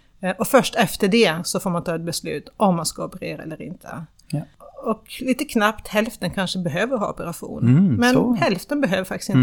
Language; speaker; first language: Swedish; native; Swedish